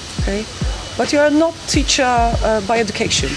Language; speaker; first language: English; non-native, fluent; Polish